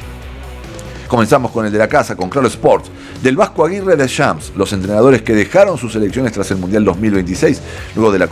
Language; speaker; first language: Spanish; native; Spanish